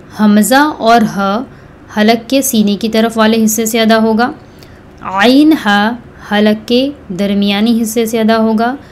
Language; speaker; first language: Hindi; native; Hindi